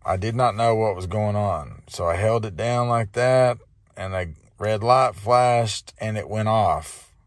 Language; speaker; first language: English; native; English